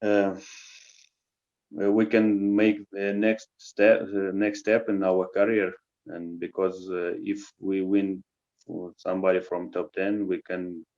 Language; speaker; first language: English; non-native, learner; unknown